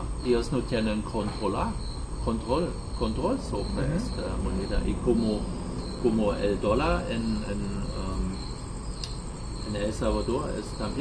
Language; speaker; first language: Spanish; non-native, learner; German